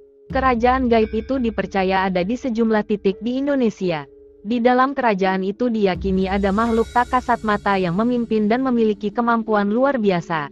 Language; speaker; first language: Indonesian; native; Indonesian